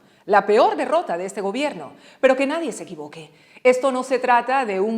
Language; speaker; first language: Spanish; native; Spanish